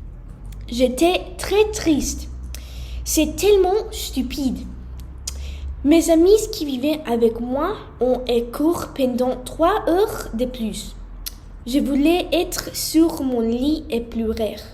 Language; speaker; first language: French; non-native, learner; English